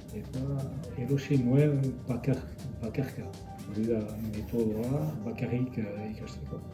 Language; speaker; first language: Basque; non-native, local second language; French